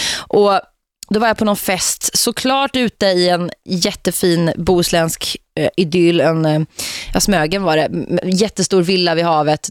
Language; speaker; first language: Swedish; native; Swedish